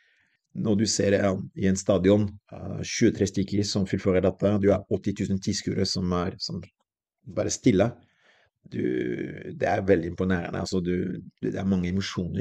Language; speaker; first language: Norwegian; non-native, fluent; French